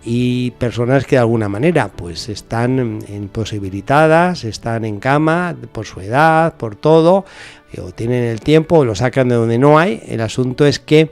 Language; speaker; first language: Spanish; native; Spanish